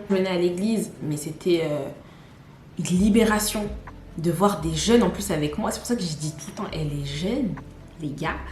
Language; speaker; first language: French; native; French